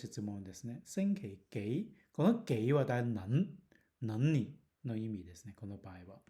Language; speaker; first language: Japanese; non-native, learner; Cantonese